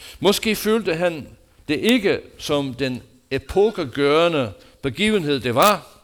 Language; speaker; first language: Danish; non-native, fluent; English